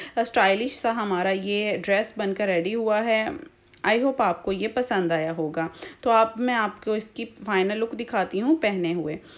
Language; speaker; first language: Urdu; native; Urdu